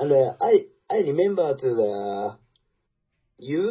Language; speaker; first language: English; non-native, learner; Japanese